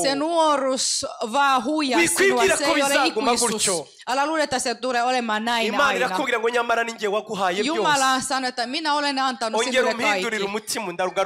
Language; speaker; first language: Finnish; non-native, fluent; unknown